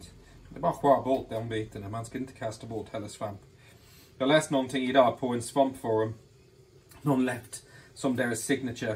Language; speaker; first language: Swedish; non-native, fluent; English